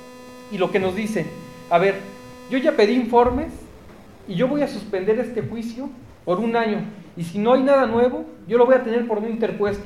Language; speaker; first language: Spanish; native; Spanish